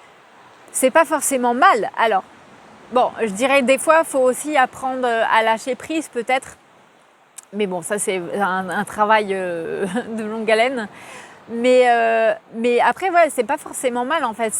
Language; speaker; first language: French; native; French